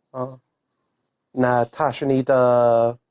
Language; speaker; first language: Chinese; non-native, fluent; English